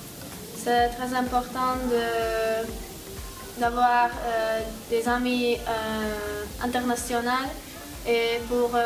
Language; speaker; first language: French; non-native, fluent; Hungarian